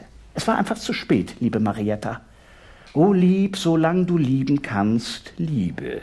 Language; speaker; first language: German; native; German